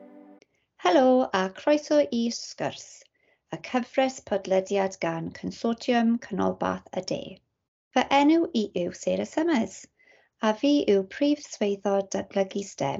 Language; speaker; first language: Welsh; non-native, learner; English